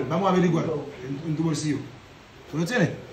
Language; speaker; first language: Spanish; non-native, fluent; Haitian Creole